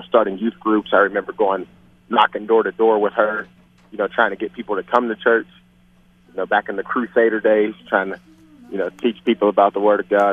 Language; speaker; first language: English; native; English